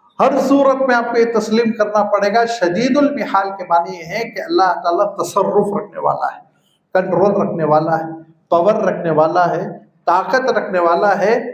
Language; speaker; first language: Urdu; native; Urdu